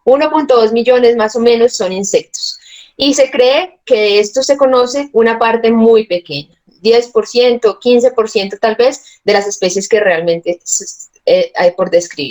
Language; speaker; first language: Spanish; native; Spanish